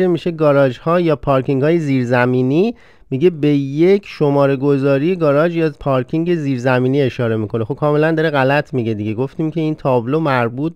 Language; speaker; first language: Persian; native; Persian